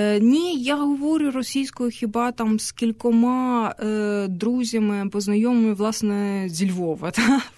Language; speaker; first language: Ukrainian; non-native, local second language; Russian